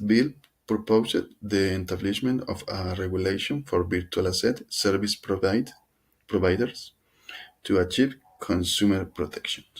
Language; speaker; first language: English; non-native, learner; Spanish